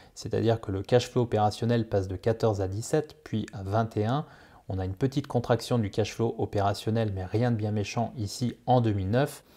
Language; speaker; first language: French; native; French